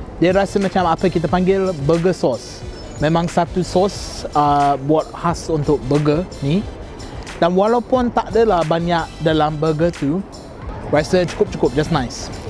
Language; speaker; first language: Malay; non-native, fluent; English